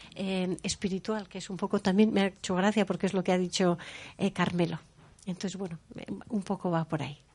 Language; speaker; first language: Spanish; native; Spanish